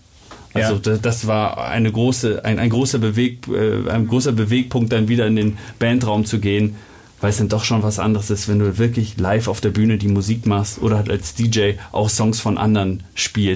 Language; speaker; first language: German; native; German